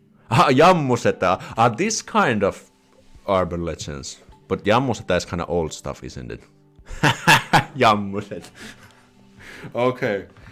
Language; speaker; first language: English; non-native, fluent; Finnish